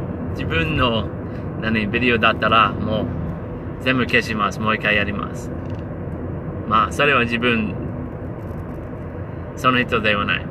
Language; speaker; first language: Japanese; non-native, learner; English